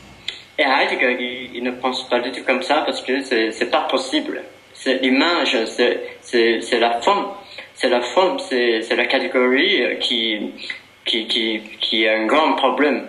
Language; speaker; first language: French; non-native, fluent; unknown